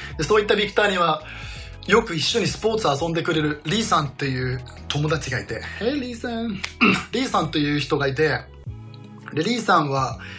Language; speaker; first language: Japanese; non-native, fluent; Danish